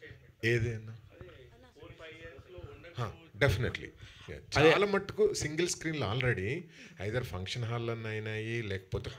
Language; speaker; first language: Telugu; native; Telugu